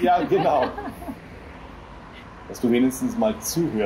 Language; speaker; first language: German; native; German